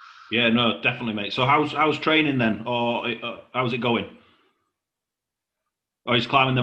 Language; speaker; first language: English; native; English